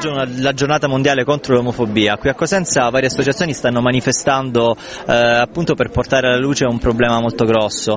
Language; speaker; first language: Italian; native; Italian